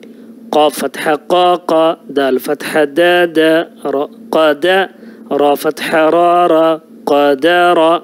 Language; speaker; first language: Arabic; non-native, fluent; Urdu